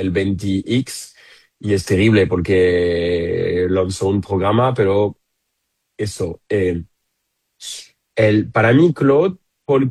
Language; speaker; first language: Spanish; non-native, fluent; French